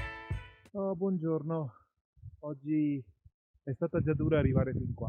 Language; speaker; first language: Italian; native; Italian